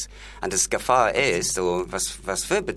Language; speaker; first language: German; non-native, learner; English